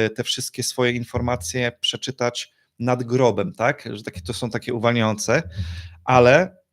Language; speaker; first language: Polish; native; Polish